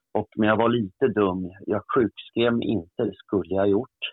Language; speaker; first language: Swedish; early bilingual, other home language; Portuguese